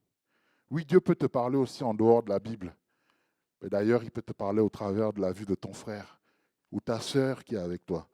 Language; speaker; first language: French; native; French